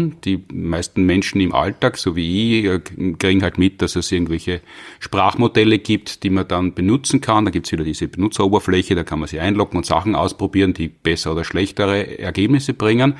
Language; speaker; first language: German; native; German